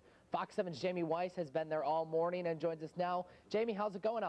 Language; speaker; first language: English; native; English